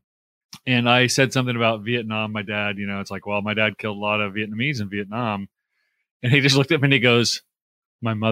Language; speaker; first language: English; native; English